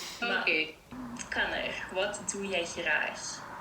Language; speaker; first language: Dutch; non-native, fluent; English